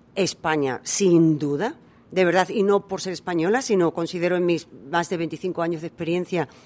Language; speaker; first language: Spanish; native; Spanish